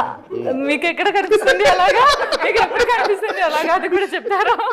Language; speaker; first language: Telugu; non-native, learner; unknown